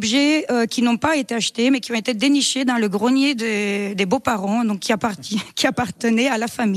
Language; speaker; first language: French; non-native, fluent; Romanian